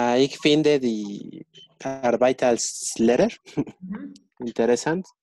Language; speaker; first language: German; non-native, learner; Spanish